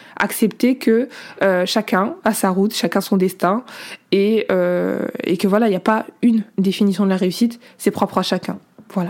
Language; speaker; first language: French; native; French